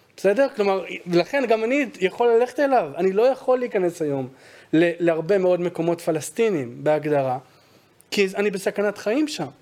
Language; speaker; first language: Hebrew; native; Hebrew